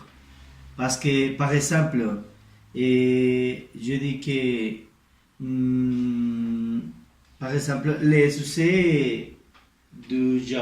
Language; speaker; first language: French; non-native, learner; Spanish